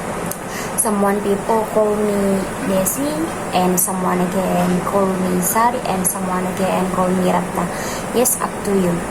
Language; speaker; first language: English; non-native, learner; Indonesian